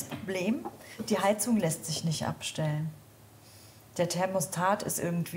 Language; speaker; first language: German; native; German